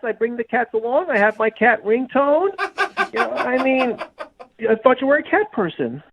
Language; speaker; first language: English; native; English